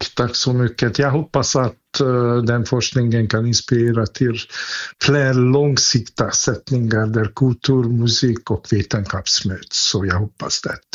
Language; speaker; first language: Swedish; non-native, fluent; Hungarian